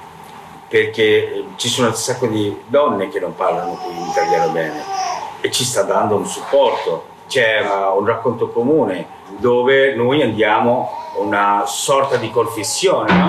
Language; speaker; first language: Italian; non-native, fluent; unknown